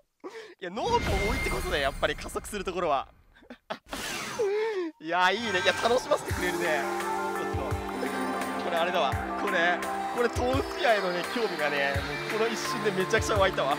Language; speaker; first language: Japanese; native; Japanese